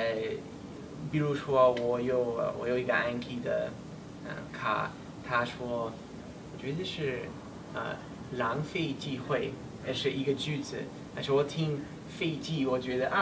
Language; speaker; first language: Chinese; non-native, learner; English